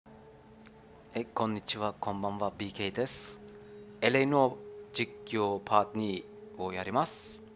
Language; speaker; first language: Japanese; non-native, learner; German